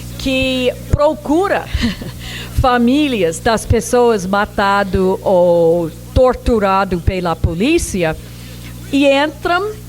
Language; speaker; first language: Portuguese; non-native, fluent; English